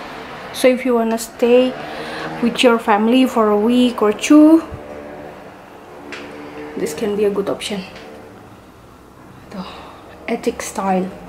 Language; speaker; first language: English; non-native, fluent; Indonesian